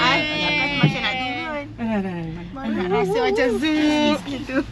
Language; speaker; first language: Malay; native; Malay